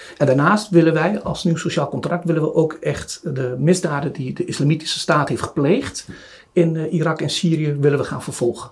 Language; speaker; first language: Dutch; early bilingual, other home language; Turoyo